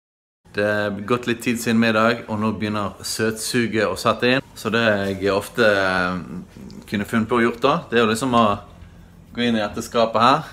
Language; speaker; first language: Norwegian; native; Norwegian